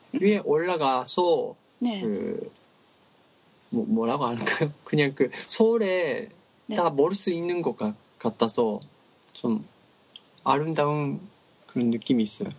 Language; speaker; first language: Korean; non-native, learner; Japanese